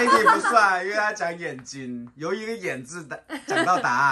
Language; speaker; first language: Chinese; native; Chinese